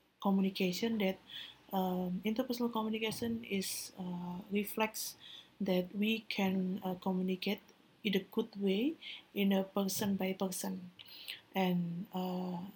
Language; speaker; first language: English; non-native, learner; Indonesian